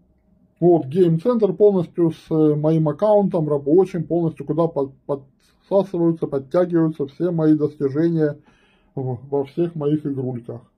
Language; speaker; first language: Russian; native; Russian